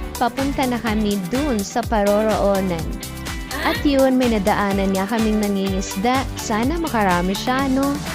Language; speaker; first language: Filipino; non-native, local second language; Waray